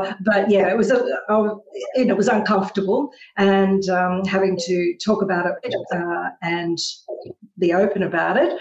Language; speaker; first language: English; native; English